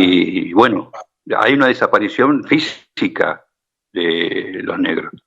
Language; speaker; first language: Spanish; native; Spanish